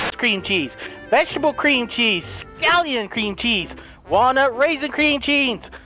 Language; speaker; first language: English; native; English